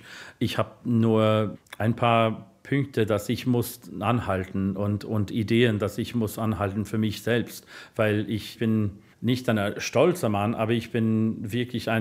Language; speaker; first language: German; non-native, fluent; English